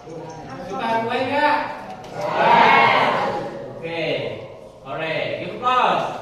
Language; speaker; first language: English; non-native, learner; Indonesian